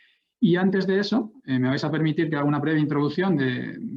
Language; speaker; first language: Spanish; native; Spanish